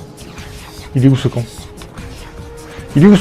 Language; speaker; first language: French; native; French